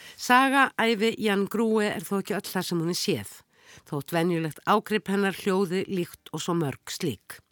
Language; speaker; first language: Icelandic; native; Icelandic